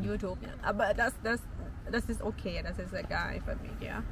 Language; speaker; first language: German; non-native, learner; Thai